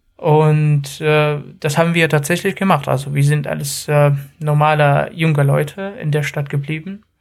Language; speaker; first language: German; non-native, fluent; Arabic